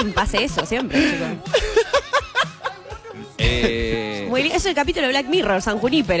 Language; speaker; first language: Spanish; native; Spanish